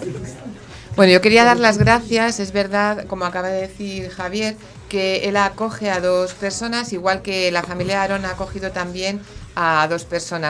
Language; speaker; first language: Spanish; native; Spanish